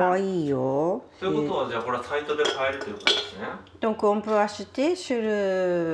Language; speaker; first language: French; non-native, learner; Japanese